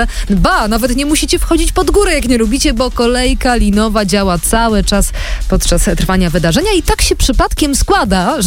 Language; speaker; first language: Polish; native; Polish